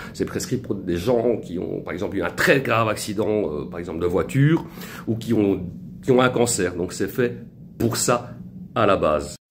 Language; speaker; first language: French; native; French